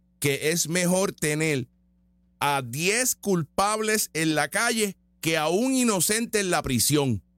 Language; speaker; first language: Spanish; native; Spanish